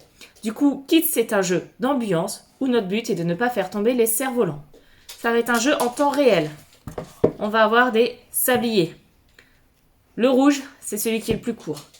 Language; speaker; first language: French; native; French